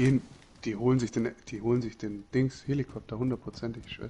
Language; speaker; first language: German; native; German